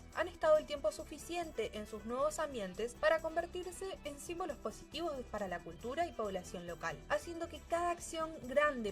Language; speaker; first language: Spanish; native; Spanish